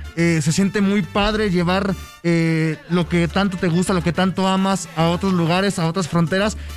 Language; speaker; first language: Spanish; native; Spanish